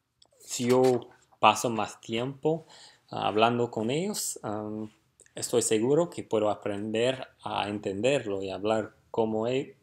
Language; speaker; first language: Spanish; non-native, fluent; English